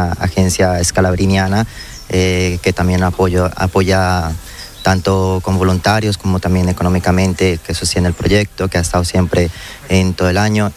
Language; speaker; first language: Spanish; native; Spanish